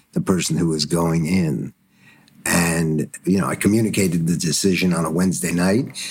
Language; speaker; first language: English; early bilingual, other home language; German